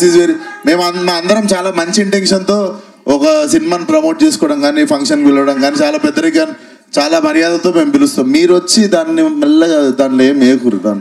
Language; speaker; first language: Telugu; native; Telugu